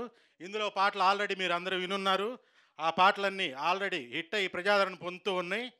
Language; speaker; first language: Telugu; native; Telugu